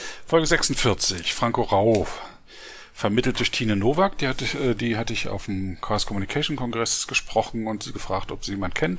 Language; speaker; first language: German; native; German